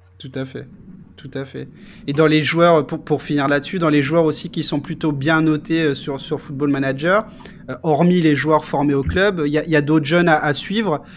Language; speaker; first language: French; native; French